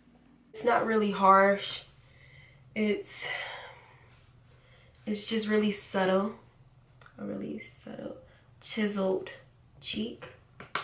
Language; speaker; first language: English; native; English